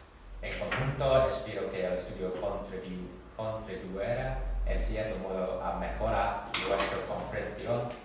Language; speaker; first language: Spanish; non-native, fluent; English